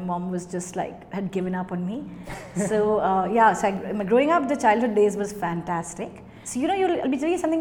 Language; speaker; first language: English; non-native, local second language; Hindi